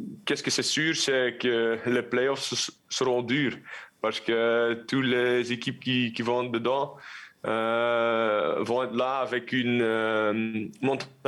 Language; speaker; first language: French; non-native, local second language; Dutch